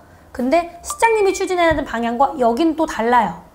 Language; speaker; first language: Korean; native; Korean